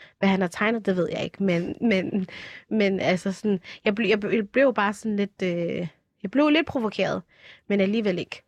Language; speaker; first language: Danish; early bilingual, other home language; Somali